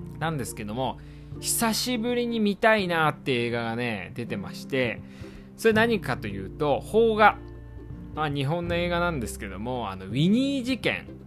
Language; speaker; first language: Japanese; native; Japanese